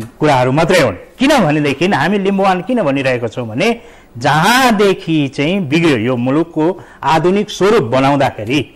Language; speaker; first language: Nepali; native; Nepali